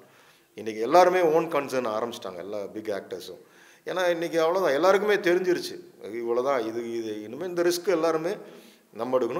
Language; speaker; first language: Tamil; native; Tamil